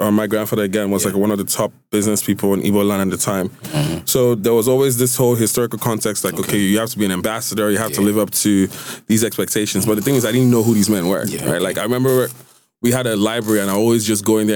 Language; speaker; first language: English; non-native, local second language; Igbo